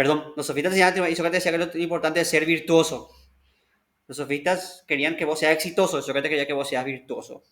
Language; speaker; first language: Spanish; native; Spanish